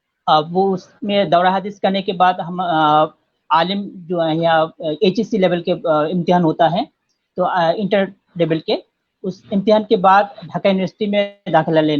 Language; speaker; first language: Hindi; non-native, fluent; Bangla